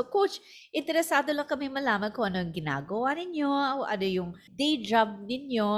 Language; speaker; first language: English; non-native, local second language; Filipino